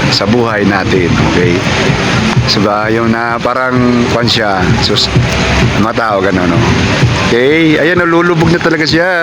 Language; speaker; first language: Filipino; non-native, local second language; Cebuano